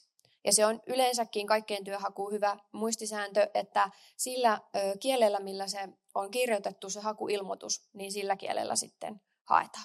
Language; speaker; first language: Finnish; native; Finnish